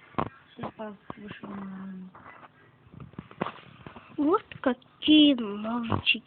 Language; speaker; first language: Russian; non-native, learner; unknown